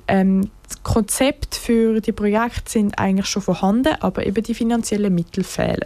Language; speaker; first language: German; native; German